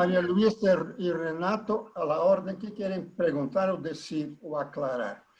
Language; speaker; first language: Spanish; non-native, fluent; Portuguese